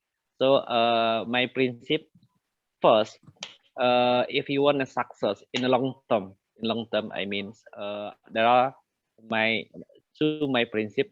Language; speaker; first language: English; non-native, learner; Indonesian